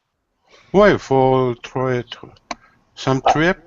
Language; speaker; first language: English; non-native, learner; French